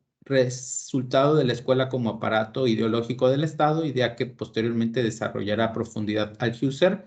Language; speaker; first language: Spanish; native; Spanish